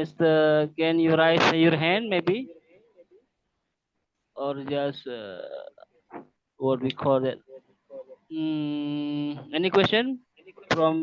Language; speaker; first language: English; non-native, learner; Indonesian